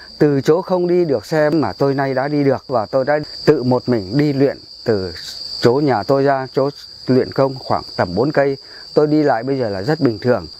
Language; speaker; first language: Vietnamese; non-native, local second language; Tày